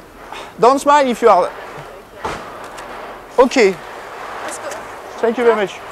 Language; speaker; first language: English; non-native, fluent; French